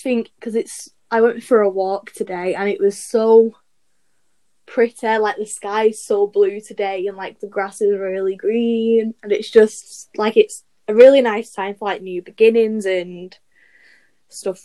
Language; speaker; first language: English; native; English